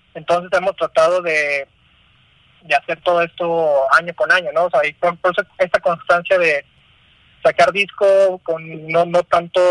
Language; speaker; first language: Spanish; native; Spanish